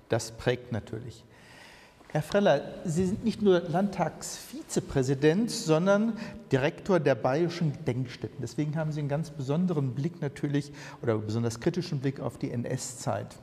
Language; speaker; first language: German; native; German